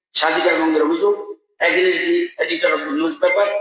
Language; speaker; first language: English; non-native, local second language; Bangla